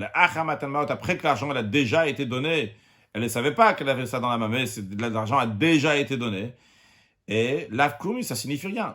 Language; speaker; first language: French; native; French